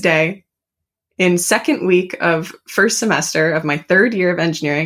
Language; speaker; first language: English; native; English